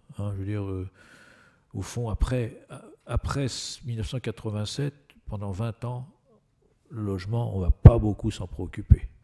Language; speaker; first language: French; native; French